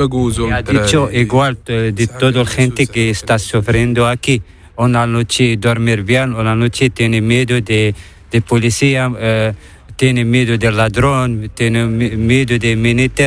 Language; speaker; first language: Spanish; non-native, learner; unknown